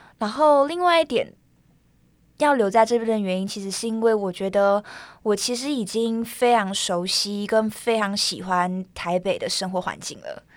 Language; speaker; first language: Chinese; native; Chinese